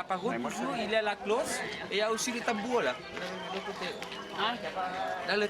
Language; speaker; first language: French; non-native, fluent; Vietnamese